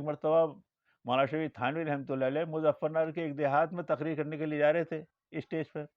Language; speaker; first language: Urdu; native; Urdu